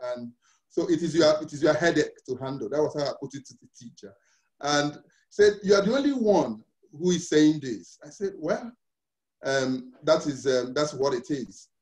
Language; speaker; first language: English; non-native, local second language; Igbo